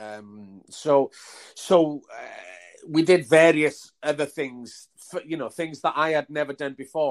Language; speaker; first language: English; native; English